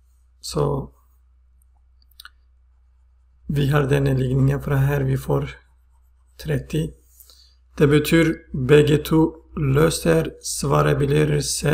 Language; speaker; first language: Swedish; non-native, fluent; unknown